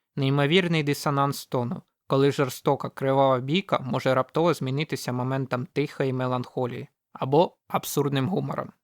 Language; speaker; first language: Ukrainian; native; Ukrainian